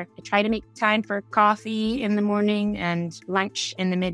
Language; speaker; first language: English; native; English